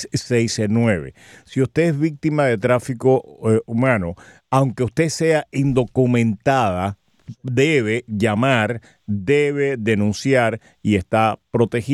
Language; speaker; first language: Spanish; native; Spanish